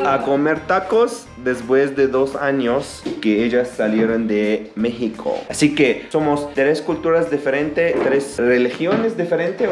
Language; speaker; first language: Spanish; non-native, fluent; Arabic